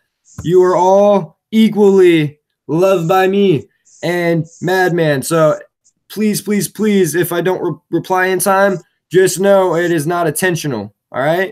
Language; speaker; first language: English; native; English